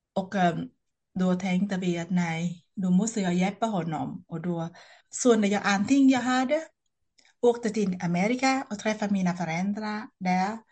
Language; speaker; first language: Swedish; non-native, fluent; Vietnamese